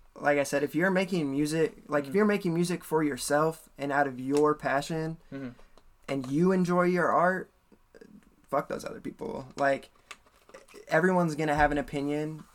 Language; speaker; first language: English; native; English